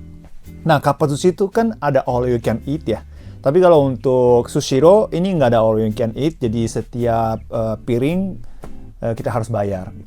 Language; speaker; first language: Indonesian; non-native, fluent; Japanese